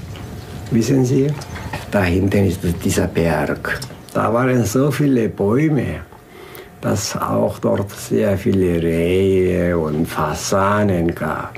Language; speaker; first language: German; non-native, fluent; Korean